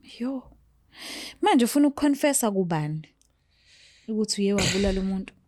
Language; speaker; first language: Zulu; native; Zulu